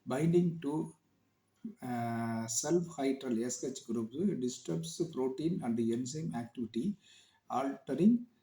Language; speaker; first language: English; non-native, local second language; Tamil